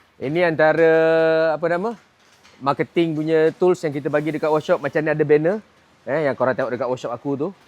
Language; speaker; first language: Malay; native; Malay